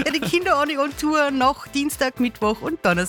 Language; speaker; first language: German; native; German